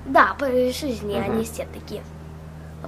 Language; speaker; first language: Russian; early bilingual, heritage; Russian